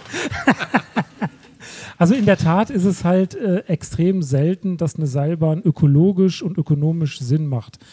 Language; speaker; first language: German; native; German